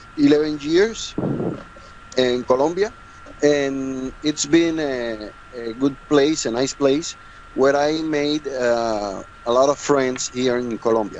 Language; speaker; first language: English; non-native, learner; Spanish